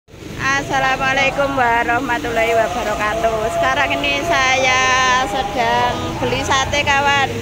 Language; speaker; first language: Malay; non-native, local second language; Javanese